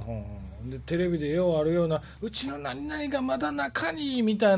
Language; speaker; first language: Japanese; native; Japanese